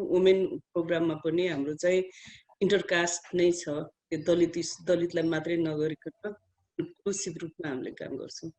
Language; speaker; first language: Nepali; native; Nepali